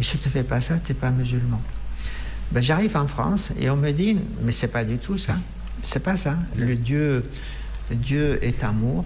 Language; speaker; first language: French; non-native, fluent; Arabic